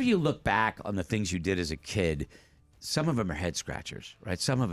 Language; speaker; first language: English; native; English